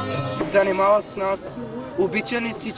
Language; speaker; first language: Bulgarian; non-native, local second language; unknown